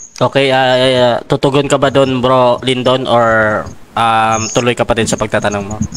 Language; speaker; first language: Filipino; non-native, local second language; Hiligaynon